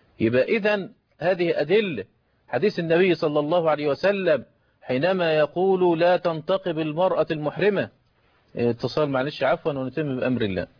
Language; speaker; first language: Arabic; native; Arabic